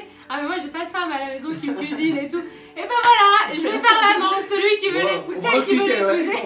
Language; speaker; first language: French; native; French